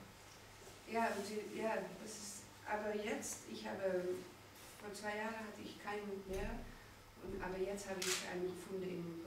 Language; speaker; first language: German; non-native, fluent; Dutch